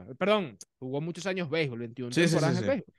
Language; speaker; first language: Spanish; native; Spanish